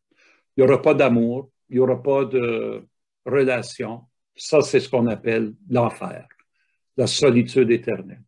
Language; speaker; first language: French; native; French